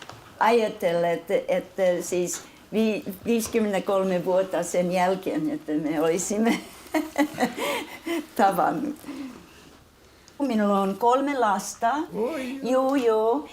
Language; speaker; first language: Finnish; non-native, learner; English